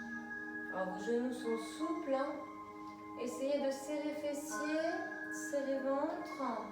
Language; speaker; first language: French; native; French